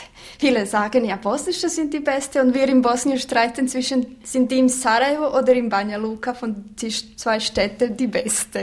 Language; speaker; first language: German; non-native, fluent; Bosnian